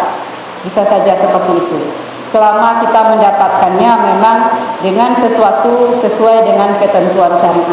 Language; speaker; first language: Indonesian; native; Indonesian